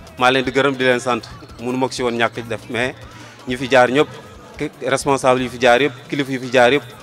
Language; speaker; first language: Wolof; non-native, local second language; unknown